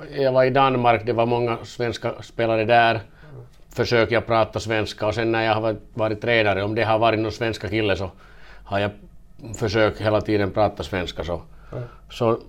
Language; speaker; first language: Swedish; non-native, fluent; Finnish